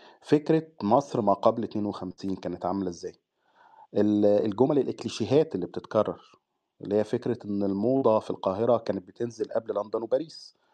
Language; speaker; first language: Arabic; native; Arabic